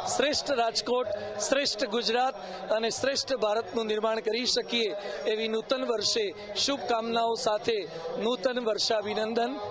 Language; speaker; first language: Gujarati; native; Gujarati